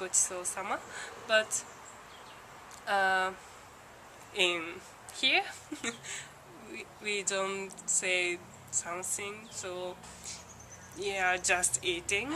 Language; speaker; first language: English; non-native, learner; Japanese